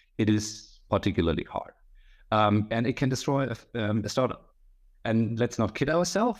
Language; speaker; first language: English; non-native, fluent; German